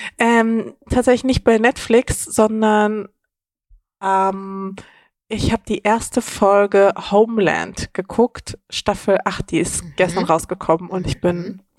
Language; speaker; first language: German; native; German